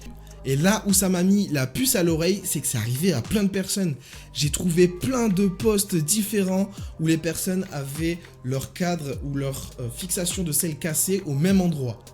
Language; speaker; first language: French; native; French